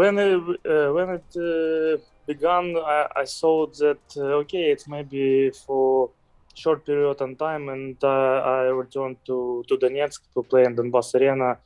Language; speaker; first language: English; non-native, fluent; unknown